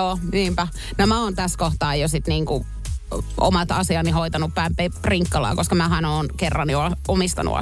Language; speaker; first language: Finnish; native; Finnish